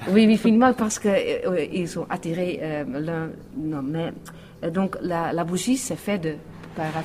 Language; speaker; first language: French; non-native, fluent; Western Frisian